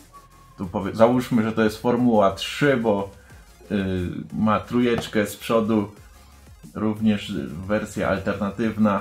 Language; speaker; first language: Polish; native; Polish